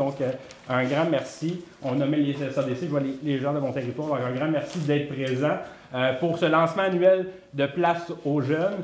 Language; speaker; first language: French; native; French